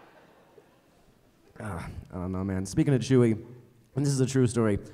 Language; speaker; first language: English; native; English